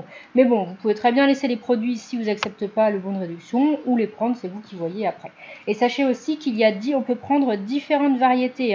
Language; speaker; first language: French; native; French